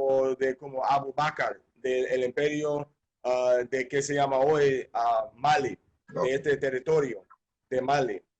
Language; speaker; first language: Spanish; non-native, fluent; English